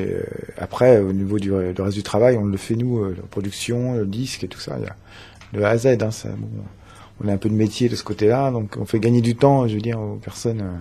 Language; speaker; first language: French; native; French